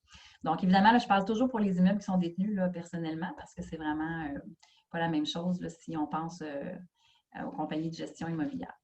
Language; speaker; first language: French; native; French